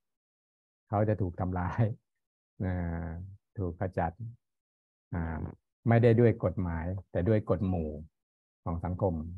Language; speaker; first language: Thai; native; Thai